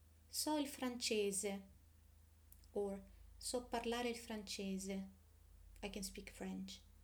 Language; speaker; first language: Italian; native; Italian